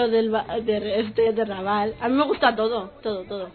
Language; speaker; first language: Spanish; early bilingual, other home language; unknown